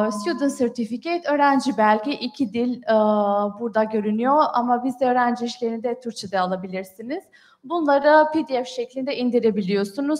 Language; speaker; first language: Turkish; non-native, fluent; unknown